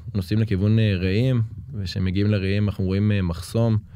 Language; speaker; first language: Hebrew; native; Hebrew